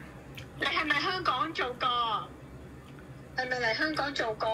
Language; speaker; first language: Cantonese; native; Cantonese